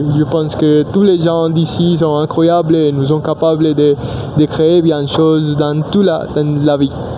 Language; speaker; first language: French; non-native, learner; Spanish